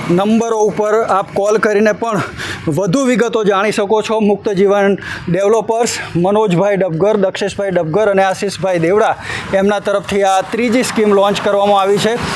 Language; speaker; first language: Gujarati; native; Gujarati